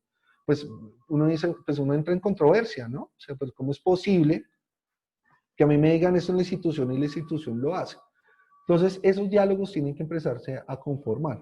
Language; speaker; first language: Spanish; native; Spanish